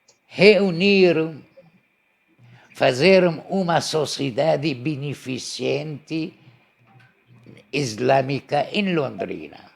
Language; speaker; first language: Portuguese; non-native, learner; Arabic